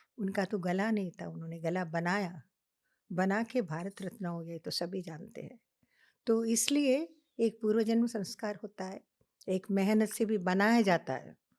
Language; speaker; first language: Hindi; non-native, local second language; Telugu